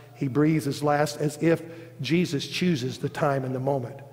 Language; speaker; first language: English; native; English